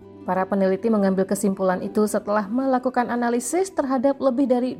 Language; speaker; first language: Indonesian; native; Indonesian